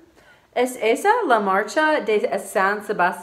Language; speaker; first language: Spanish; non-native, learner; English